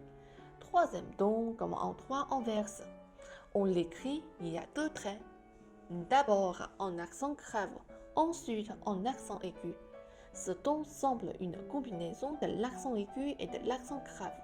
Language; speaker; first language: French; non-native, fluent; Chinese